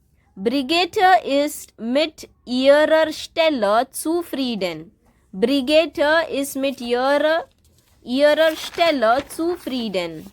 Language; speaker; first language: German; non-native, fluent; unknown